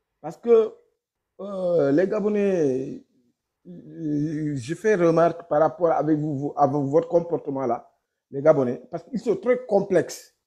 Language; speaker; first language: French; non-native, local second language; Wolof